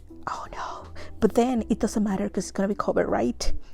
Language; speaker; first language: English; non-native, fluent; Spanish